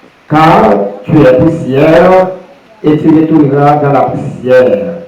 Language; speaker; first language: French; non-native, local second language; Haitian Creole